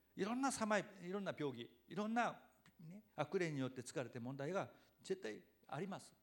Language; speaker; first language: Japanese; non-native, fluent; Korean